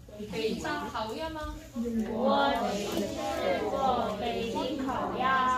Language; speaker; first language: Chinese; non-native, learner; Korean